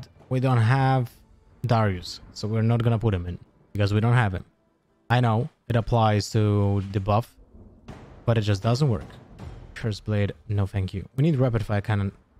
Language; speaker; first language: English; non-native, fluent; Polish